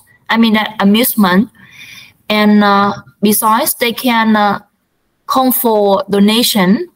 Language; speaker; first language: English; non-native, learner; Vietnamese